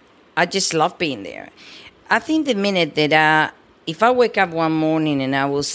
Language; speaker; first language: English; non-native, fluent; Spanish